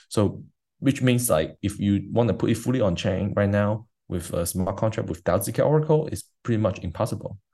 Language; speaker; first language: English; non-native, fluent; Chinese